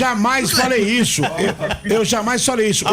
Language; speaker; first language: Portuguese; native; Portuguese